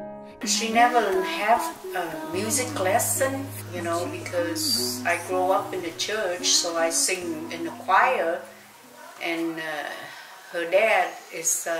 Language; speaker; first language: English; early bilingual, other home language; Vietnamese